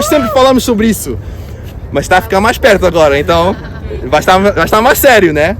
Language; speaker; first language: Portuguese; non-native, fluent; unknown